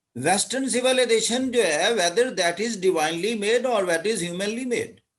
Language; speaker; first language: English; non-native, local second language; Urdu